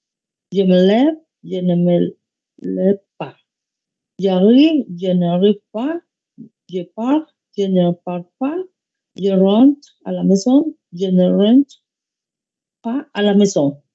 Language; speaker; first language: French; non-native, learner; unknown